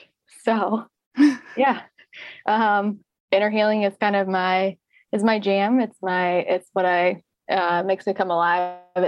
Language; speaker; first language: English; native; English